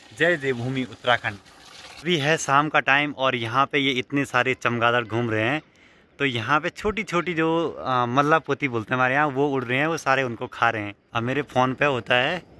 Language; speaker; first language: Hindi; native; Hindi